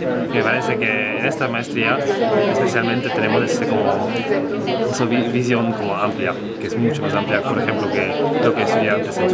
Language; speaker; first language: Spanish; non-native, fluent; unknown